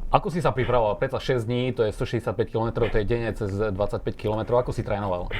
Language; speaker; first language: Slovak; native; Slovak